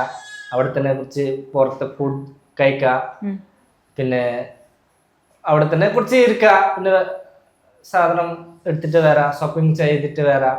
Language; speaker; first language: Malayalam; non-native, learner; Bangla